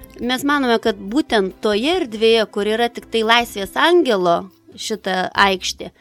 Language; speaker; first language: Lithuanian; native; Lithuanian